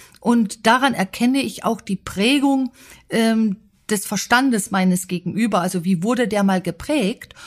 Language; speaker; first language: German; native; German